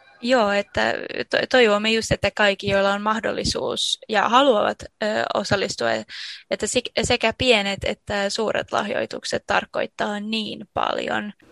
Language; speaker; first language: Finnish; native; Finnish